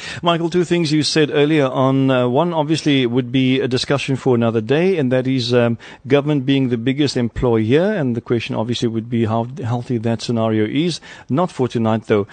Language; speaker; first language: English; non-native, local second language; Afrikaans